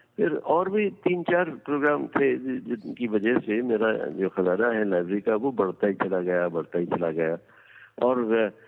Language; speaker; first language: Hindi; non-native, local second language; Gujarati